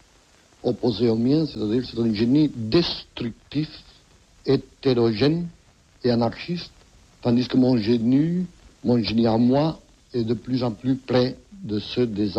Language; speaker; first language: French; non-native, fluent; Catalan